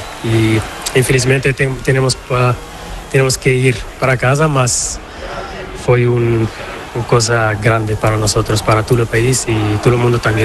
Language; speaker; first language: Spanish; non-native, learner; Portuguese